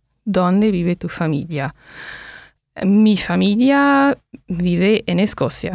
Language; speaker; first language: Spanish; non-native, learner; English